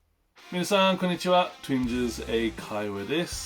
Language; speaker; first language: Japanese; non-native, learner; English